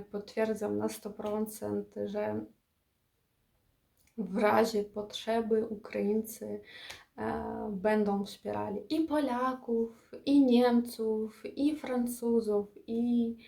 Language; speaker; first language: Polish; non-native, fluent; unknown